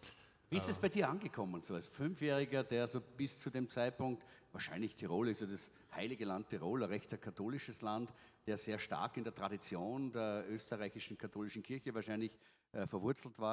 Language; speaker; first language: German; native; German